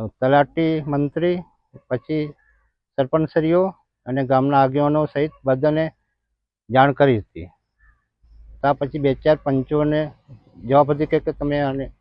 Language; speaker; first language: Gujarati; native; Gujarati